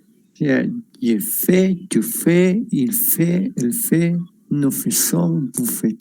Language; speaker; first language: French; non-native, learner; Spanish